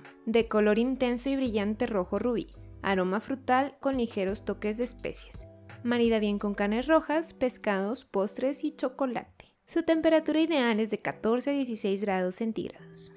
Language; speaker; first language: Spanish; native; Spanish